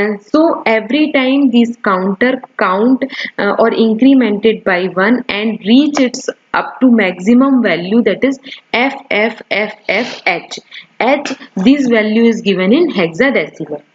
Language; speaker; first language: English; non-native, local second language; Hindi